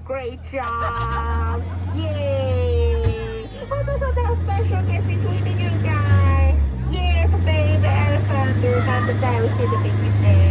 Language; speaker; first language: English; non-native, learner; Cantonese